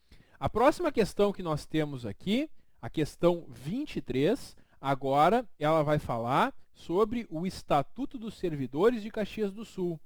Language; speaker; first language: Portuguese; native; Portuguese